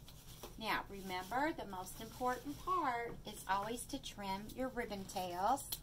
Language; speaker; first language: English; native; English